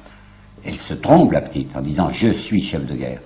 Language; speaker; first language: French; native; French